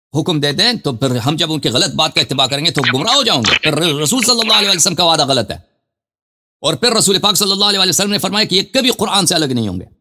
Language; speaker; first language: Urdu; non-native, fluent; Persian